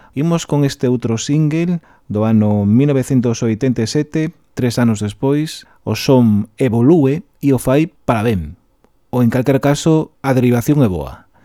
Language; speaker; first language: Galician; non-native, local second language; Spanish